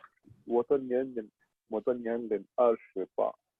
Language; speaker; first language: Chinese; non-native, learner; Tibetan